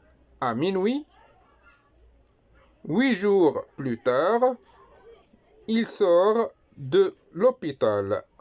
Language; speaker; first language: French; non-native, local second language; Arabic